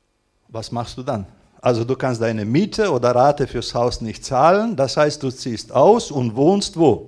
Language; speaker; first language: German; non-native, fluent; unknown